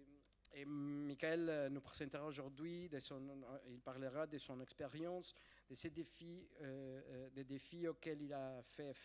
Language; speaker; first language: French; non-native, fluent; Spanish